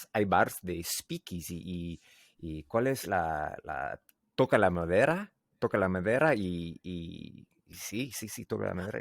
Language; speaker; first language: Spanish; non-native, learner; English